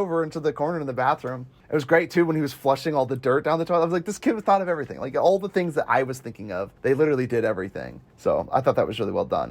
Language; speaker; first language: English; native; English